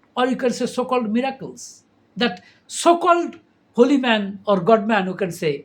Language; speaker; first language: English; non-native, local second language; Bangla